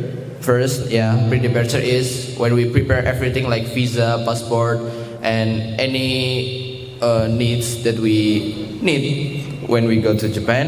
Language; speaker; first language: English; non-native, learner; Indonesian